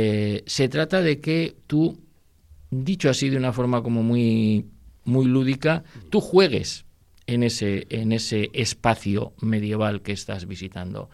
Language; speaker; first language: Spanish; native; Spanish